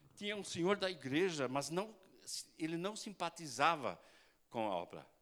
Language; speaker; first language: Portuguese; non-native, fluent; German